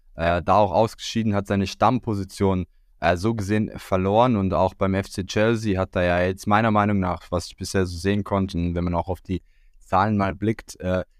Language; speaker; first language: German; early bilingual, other home language; Croatian